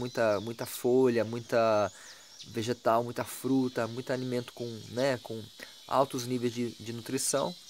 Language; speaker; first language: Portuguese; native; Portuguese